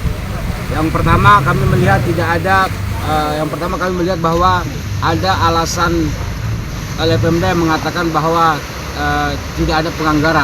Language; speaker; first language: Indonesian; native; Indonesian